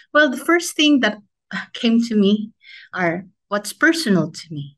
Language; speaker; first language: English; non-native, local second language; Filipino